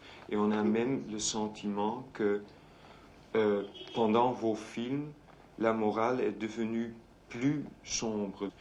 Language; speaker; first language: French; non-native, fluent; Dutch